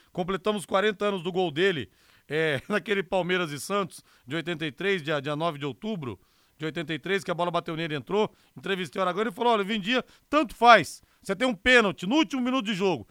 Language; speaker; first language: Portuguese; native; Portuguese